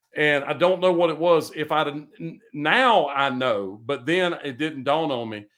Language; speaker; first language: English; native; English